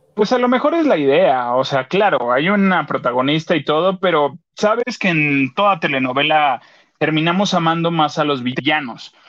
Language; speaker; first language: Spanish; native; Spanish